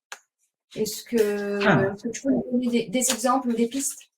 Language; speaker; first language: French; native; French